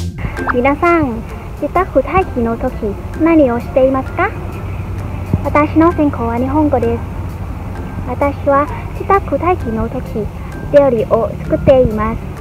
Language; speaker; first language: Japanese; non-native, learner; Thai